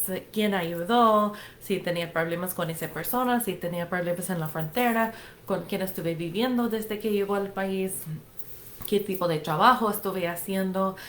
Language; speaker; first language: Spanish; non-native, fluent; English